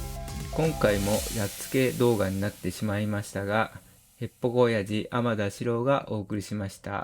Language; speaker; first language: Japanese; native; Japanese